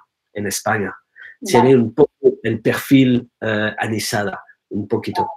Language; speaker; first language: Spanish; non-native, learner; French